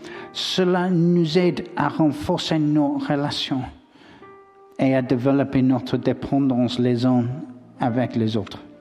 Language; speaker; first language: French; non-native, learner; English